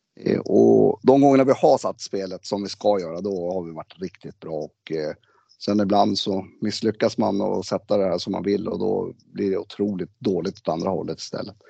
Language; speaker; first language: Swedish; native; Swedish